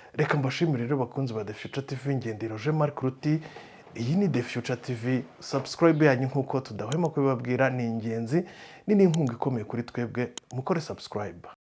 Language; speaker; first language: Kinyarwanda; native; Kinyarwanda